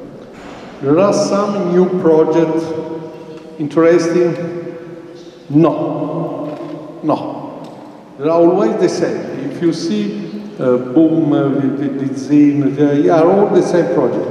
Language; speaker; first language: English; non-native, fluent; Italian